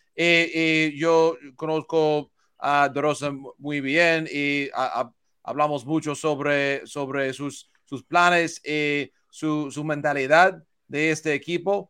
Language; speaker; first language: Spanish; non-native, learner; English